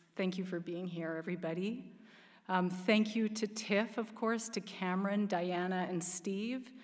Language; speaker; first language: English; native; English